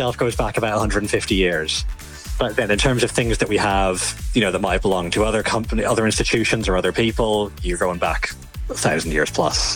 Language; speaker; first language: English; native; English